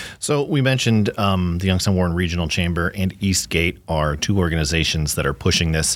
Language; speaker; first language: English; native; English